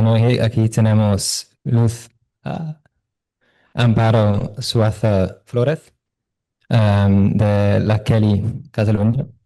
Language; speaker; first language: Spanish; non-native, fluent; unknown